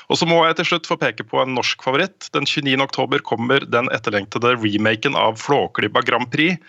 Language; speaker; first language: Norwegian; native; Norwegian